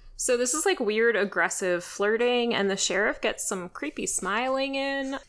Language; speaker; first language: English; native; English